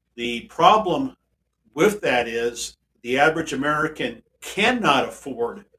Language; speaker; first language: English; native; English